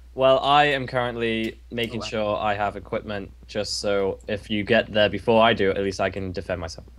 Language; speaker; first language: English; native; English